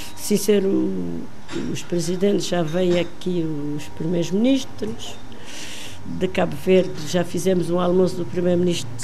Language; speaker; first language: Portuguese; non-native, local second language; Kabuverdianu